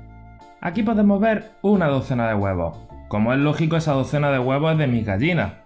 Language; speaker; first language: Spanish; native; Spanish